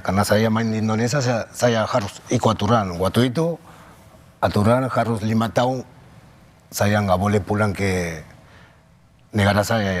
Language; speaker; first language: Indonesian; non-native, local second language; Spanish